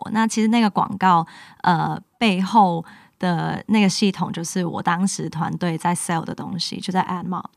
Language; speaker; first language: Chinese; non-native, local second language; Cantonese